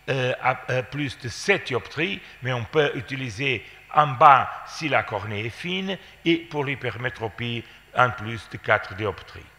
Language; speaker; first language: French; non-native, fluent; Portuguese